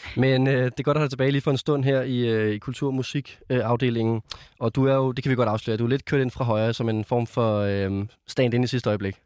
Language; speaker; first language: Danish; native; Danish